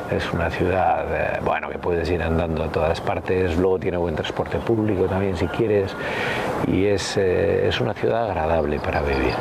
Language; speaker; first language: Spanish; native; Spanish